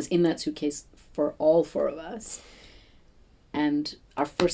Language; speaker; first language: English; non-native, local second language; Bangla